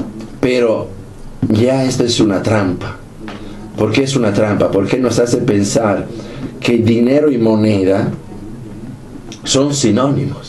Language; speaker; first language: Spanish; non-native, fluent; Italian